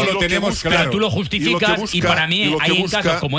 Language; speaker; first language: Spanish; native; Spanish